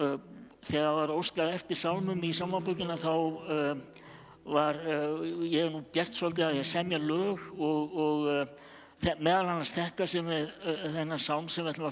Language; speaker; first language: Icelandic; native; Icelandic